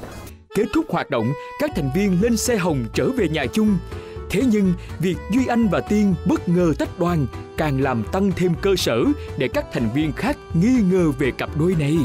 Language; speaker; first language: Vietnamese; native; Vietnamese